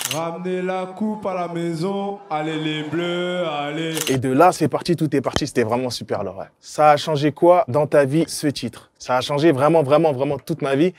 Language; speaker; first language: French; early bilingual, other home language; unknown